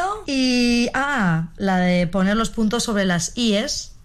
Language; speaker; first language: Spanish; native; Spanish